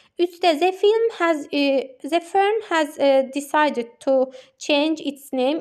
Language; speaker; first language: English; non-native, fluent; Azerbaijani